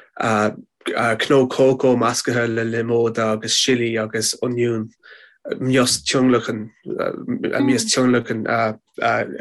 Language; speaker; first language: Irish; non-native, local second language; English